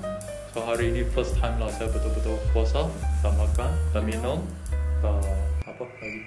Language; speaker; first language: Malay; non-native, local second language; Chinese